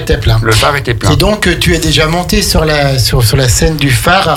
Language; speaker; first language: French; native; French